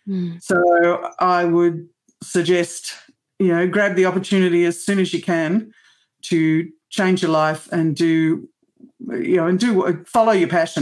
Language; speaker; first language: English; native; English